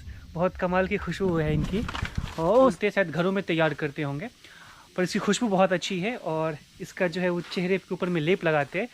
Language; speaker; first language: Hindi; native; Hindi